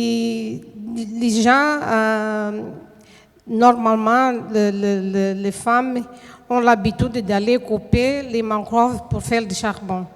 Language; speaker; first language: French; non-native, fluent; Portuguese